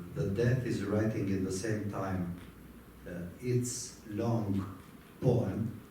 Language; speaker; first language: English; non-native, fluent; Albanian